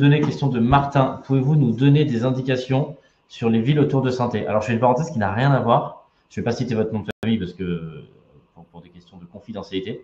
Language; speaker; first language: French; native; French